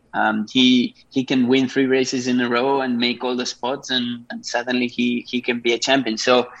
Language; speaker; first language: English; non-native, fluent; Spanish